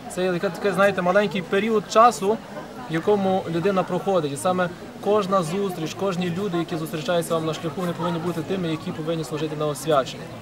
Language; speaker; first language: Ukrainian; native; Ukrainian